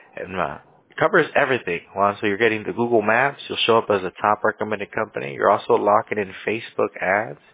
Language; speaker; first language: English; early bilingual, other home language; Spanish